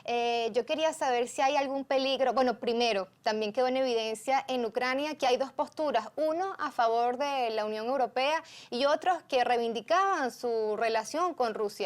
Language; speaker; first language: Spanish; native; Spanish